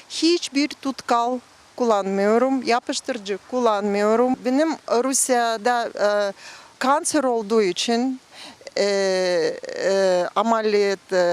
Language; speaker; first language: Turkish; non-native, learner; Russian